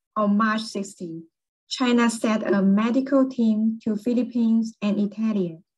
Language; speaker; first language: English; early bilingual, other home language; Chinese